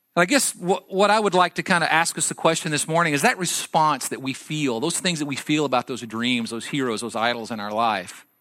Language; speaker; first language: English; native; English